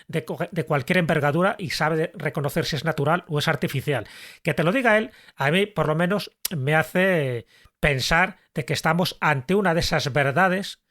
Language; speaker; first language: Spanish; native; Spanish